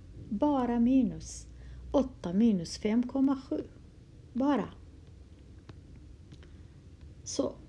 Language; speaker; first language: Swedish; non-native, fluent; Kurdish